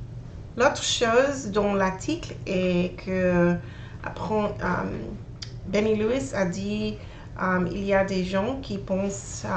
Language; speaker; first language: French; non-native, learner; English